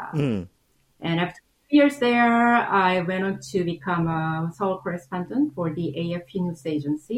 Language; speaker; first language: English; non-native, fluent; Korean